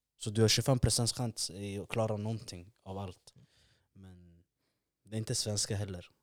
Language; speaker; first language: Swedish; early bilingual, other home language; Arabic